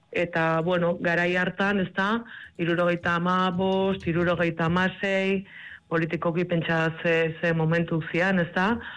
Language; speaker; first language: Basque; native; Basque